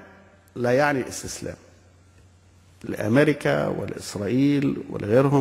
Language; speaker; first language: Arabic; native; Arabic